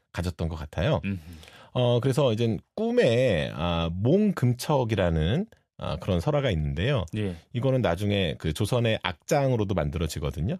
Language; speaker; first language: Korean; native; Korean